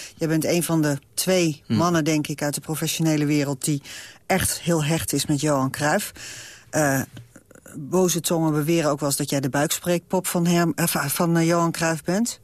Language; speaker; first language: Dutch; native; Dutch